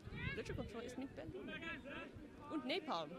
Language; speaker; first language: German; non-native, learner; Dutch